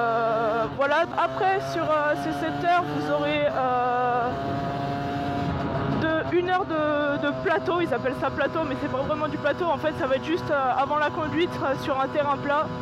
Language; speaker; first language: French; native; French